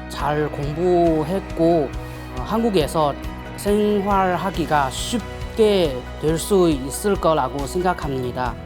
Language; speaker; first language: Korean; non-native, learner; Chinese